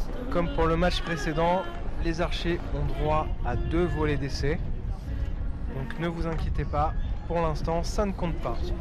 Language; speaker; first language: French; native; French